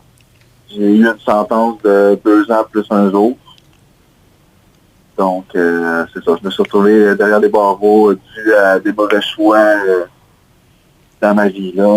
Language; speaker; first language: French; native; French